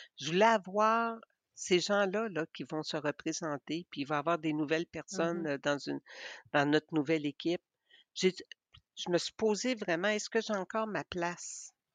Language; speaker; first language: French; native; French